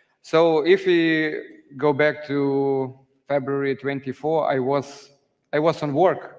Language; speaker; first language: English; non-native, learner; Ukrainian